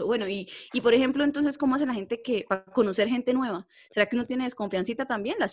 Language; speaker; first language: Spanish; native; Spanish